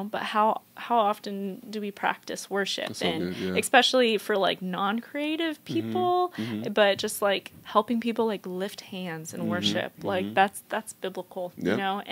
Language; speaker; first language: English; native; English